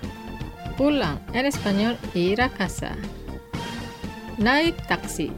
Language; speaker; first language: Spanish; non-native, fluent; Indonesian